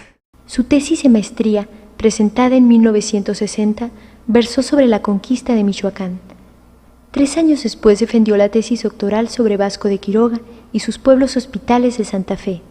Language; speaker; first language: Spanish; native; Spanish